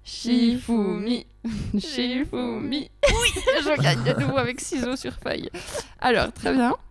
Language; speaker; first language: French; native; French